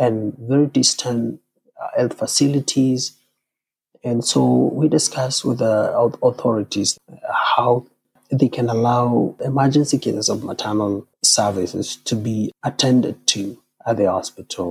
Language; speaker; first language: English; non-native, local second language; Kalenjin